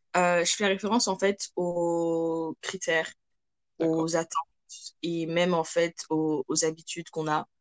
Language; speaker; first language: French; early bilingual, other home language; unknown